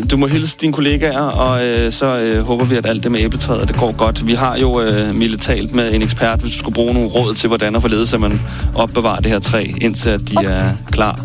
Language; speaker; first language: Danish; native; Danish